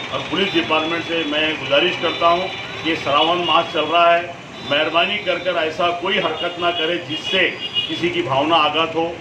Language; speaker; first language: Hindi; non-native, local second language; Urdu